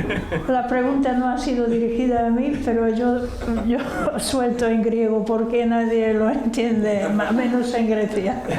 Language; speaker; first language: Spanish; non-native, fluent; Hungarian